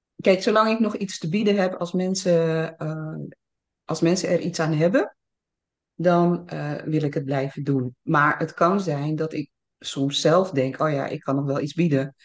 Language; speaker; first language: Dutch; early bilingual, other home language; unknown